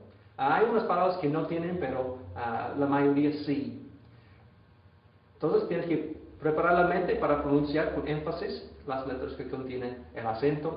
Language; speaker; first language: Spanish; non-native, fluent; English